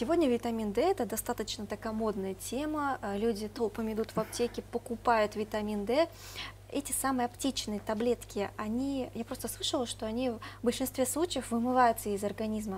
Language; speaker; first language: Russian; native; Russian